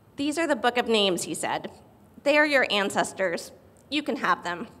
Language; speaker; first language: English; native; English